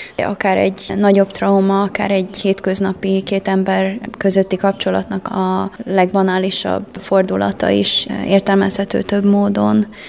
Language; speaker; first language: Hungarian; early bilingual, heritage; Hungarian